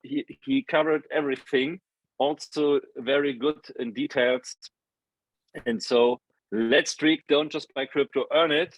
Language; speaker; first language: English; non-native, fluent; German